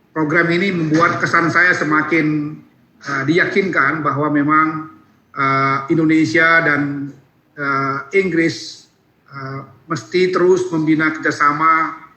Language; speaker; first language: Indonesian; native; Indonesian